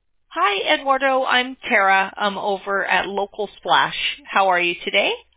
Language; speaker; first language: English; native; English